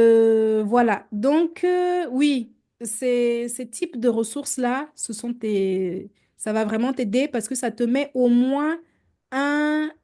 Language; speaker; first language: French; native; French